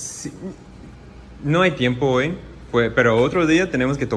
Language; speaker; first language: Spanish; non-native, fluent; English